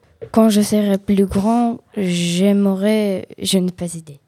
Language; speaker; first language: French; non-native, learner; Ukrainian